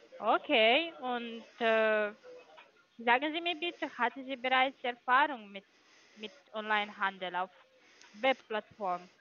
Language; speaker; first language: German; non-native, learner; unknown